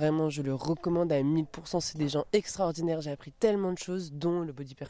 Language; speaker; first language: French; native; French